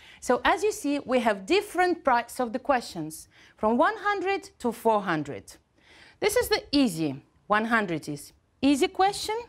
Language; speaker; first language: English; non-native, fluent; Ukrainian